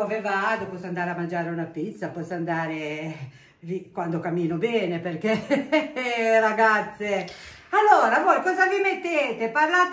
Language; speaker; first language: Italian; native; Italian